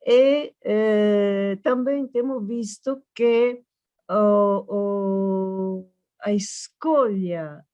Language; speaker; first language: Portuguese; non-native, fluent; Italian